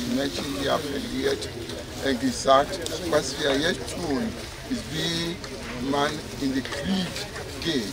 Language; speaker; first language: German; non-native, fluent; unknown